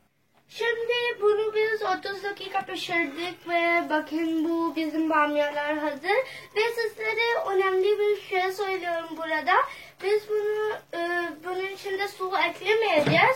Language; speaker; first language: Turkish; non-native, learner; Urdu